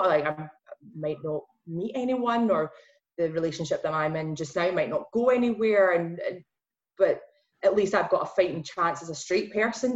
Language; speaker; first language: English; native; English